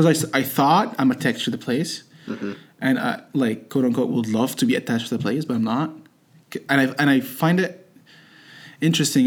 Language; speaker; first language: English; non-native, fluent; Arabic